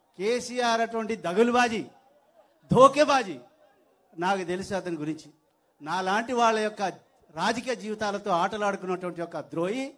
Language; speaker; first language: Telugu; non-native, local second language; Lambadi